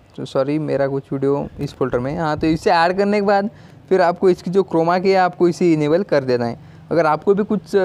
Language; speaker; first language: Hindi; non-native, local second language; Marathi